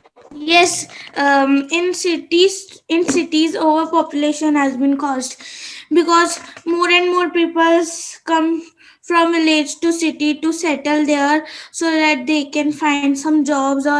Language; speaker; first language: English; non-native, learner; Hindi